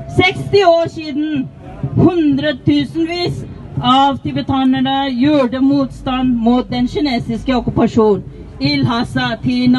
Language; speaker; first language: Norwegian; non-native, fluent; Tibetan